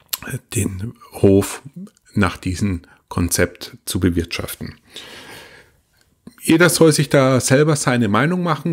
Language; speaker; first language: German; native; German